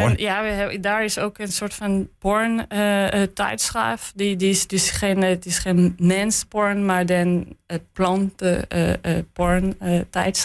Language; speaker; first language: Dutch; non-native, learner; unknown